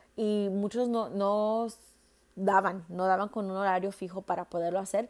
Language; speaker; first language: Spanish; early bilingual, heritage; Spanish